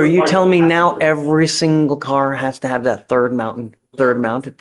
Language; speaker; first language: English; native; English